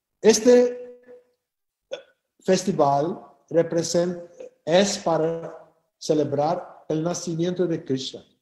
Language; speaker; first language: Spanish; non-native, fluent; Portuguese